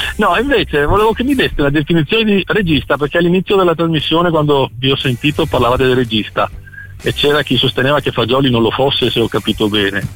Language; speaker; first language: Italian; native; Italian